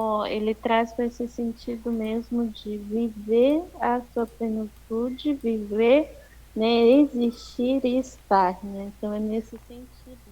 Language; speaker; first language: Portuguese; native; Portuguese